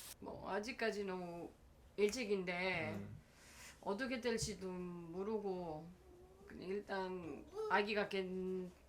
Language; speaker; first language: Korean; non-native, learner; Greek